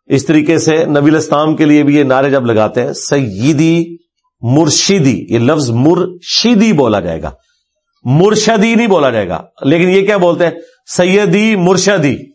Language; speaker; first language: Urdu; non-native, local second language; Punjabi